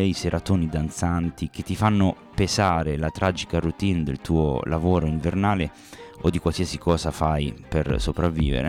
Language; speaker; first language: Italian; native; Italian